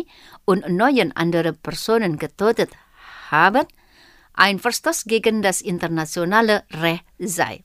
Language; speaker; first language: German; non-native, fluent; Indonesian